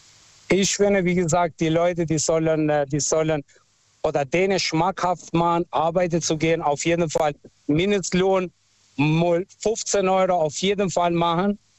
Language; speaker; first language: German; non-native, local second language; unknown